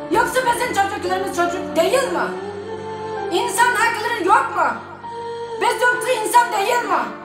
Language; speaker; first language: Turkish; non-native, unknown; Uyghur